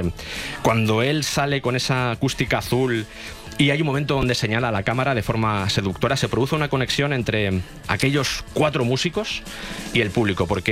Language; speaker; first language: Spanish; native; Spanish